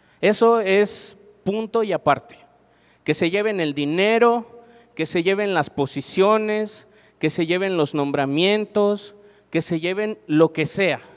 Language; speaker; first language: Spanish; native; Spanish